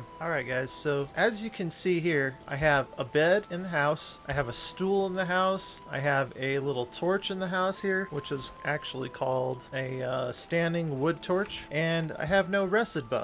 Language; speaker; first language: English; native; English